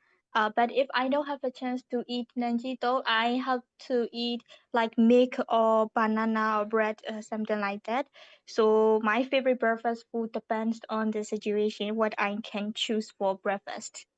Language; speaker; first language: English; non-native, learner; Indonesian